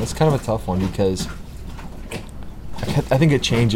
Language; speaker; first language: English; native; English